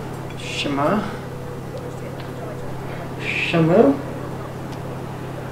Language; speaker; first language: Chinese; non-native, learner; English